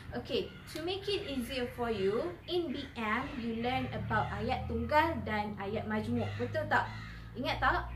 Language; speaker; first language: English; non-native, local second language; Malay